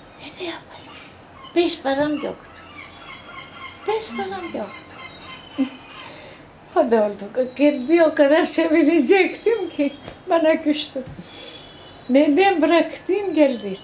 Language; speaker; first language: Turkish; non-native, local second language; Greek